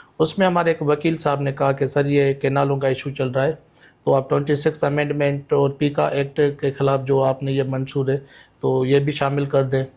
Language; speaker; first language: Urdu; non-native, local second language; Sindhi